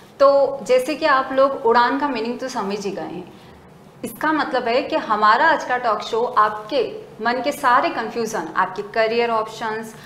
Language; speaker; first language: Hindi; native; Hindi